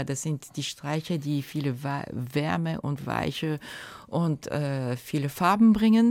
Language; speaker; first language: German; non-native, fluent; Japanese